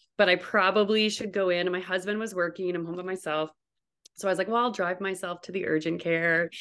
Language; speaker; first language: English; native; English